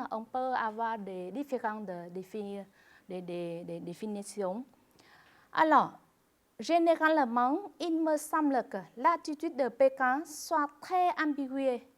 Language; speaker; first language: French; non-native, fluent; Vietnamese